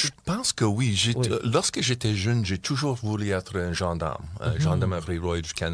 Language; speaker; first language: French; non-native, local second language; English